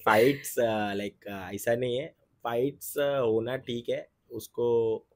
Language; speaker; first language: Hindi; non-native, local second language; Marathi